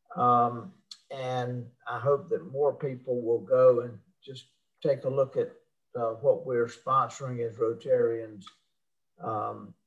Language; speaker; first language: English; native; English